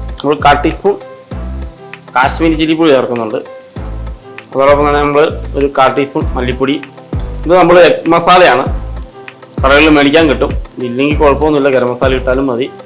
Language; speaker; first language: Malayalam; native; Malayalam